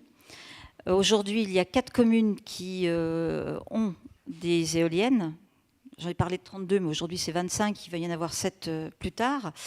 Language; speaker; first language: French; native; French